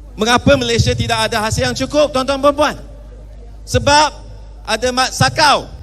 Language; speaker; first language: Malay; non-native, local second language; Chinese